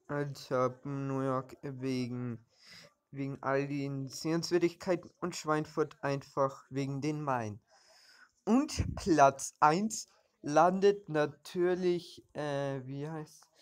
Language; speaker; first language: German; early bilingual, other home language; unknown